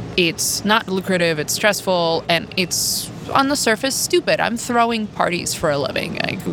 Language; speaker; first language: English; early bilingual, other home language; Russian